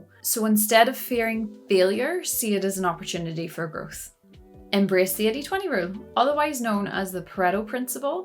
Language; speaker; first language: English; native; English